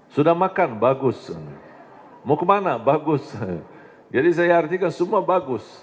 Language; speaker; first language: Indonesian; non-native, fluent; Arabic